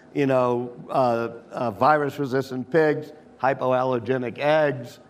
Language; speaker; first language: English; native; English